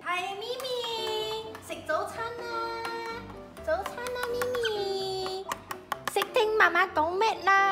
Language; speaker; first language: Cantonese; non-native, learner; Chinese